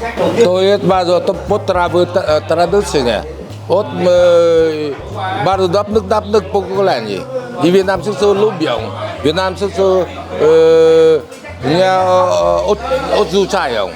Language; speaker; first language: Polish; non-native, fluent; Vietnamese